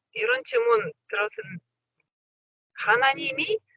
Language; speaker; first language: Korean; non-native, learner; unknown